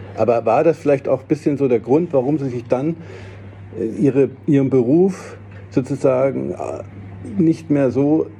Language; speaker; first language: German; native; German